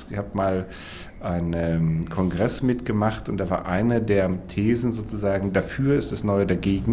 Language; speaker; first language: German; native; German